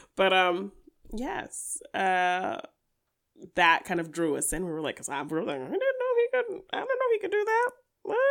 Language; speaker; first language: English; native; English